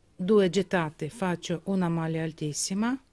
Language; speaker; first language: Italian; non-native, fluent; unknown